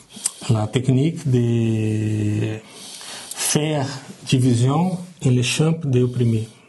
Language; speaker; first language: French; non-native, learner; Portuguese